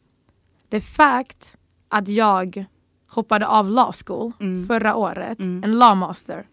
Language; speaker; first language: Swedish; early bilingual, other home language; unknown